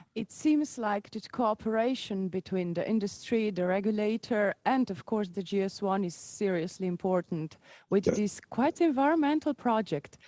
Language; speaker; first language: English; non-native, fluent; Slovenian